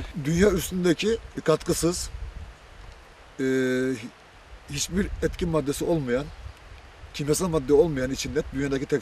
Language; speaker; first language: Turkish; native; Turkish